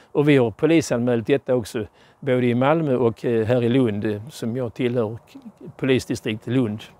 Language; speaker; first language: Swedish; native; Swedish